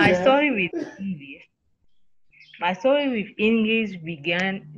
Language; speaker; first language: English; non-native, learner; French